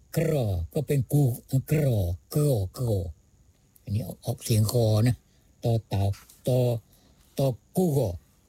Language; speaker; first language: Thai; non-native, local second language; Pattani Malay